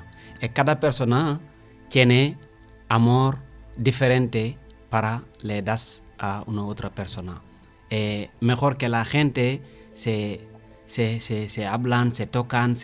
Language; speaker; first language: Spanish; non-native, learner; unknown